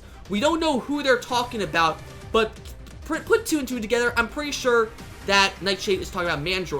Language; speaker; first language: English; native; English